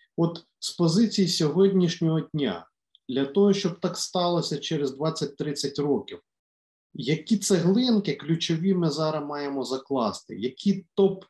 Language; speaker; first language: Ukrainian; native; Ukrainian